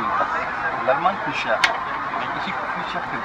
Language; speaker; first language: French; non-native, learner; Wolof